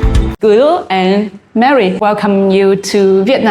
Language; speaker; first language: English; non-native, learner; Vietnamese